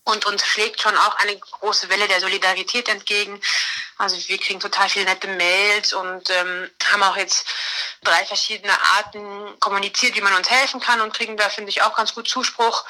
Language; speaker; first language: German; native; German